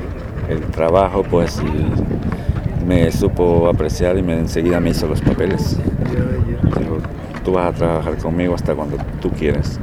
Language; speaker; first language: Spanish; native; Spanish